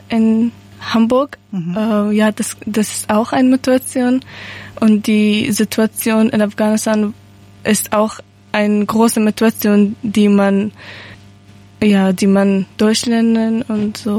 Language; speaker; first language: German; non-native, learner; Persian